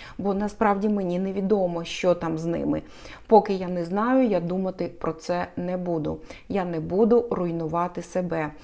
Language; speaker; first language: Ukrainian; non-native, local second language; Russian